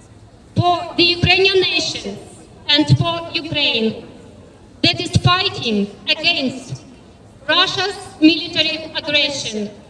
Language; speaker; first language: English; non-native, fluent; Ukrainian